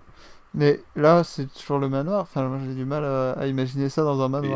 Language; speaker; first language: French; native; French